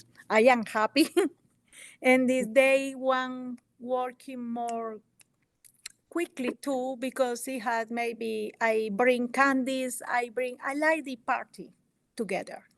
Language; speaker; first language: English; non-native, learner; Spanish